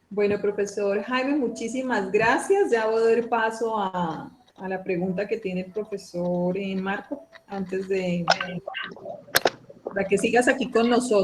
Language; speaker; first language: Spanish; native; Spanish